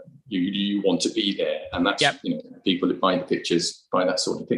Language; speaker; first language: English; native; English